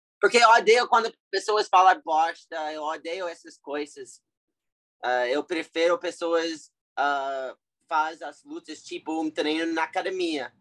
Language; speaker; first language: Portuguese; non-native, learner; English